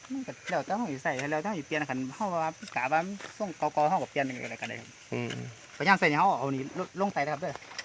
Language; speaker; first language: Thai; non-native, local second language; Northeastern Thai